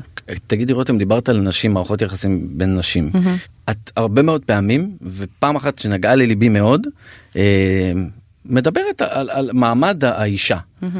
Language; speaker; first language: Hebrew; native; Hebrew